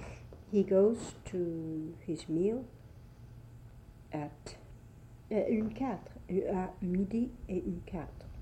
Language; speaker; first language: French; non-native, learner; English